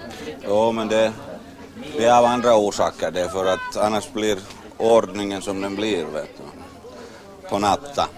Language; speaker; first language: Swedish; native; Swedish